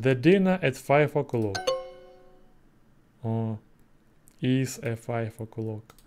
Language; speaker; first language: English; non-native, learner; Russian